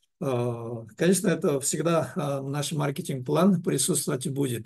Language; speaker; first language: Russian; non-native, learner; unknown